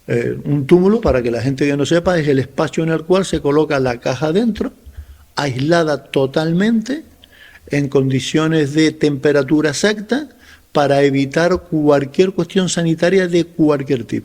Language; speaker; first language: Spanish; native; Spanish